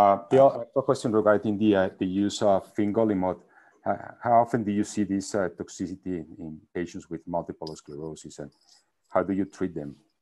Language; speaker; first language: English; non-native, fluent; Spanish